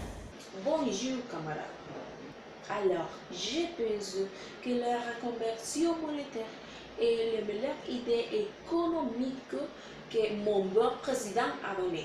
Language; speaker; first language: French; non-native, learner; Spanish